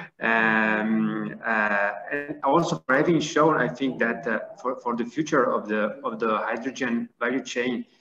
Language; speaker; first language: English; non-native, fluent; Italian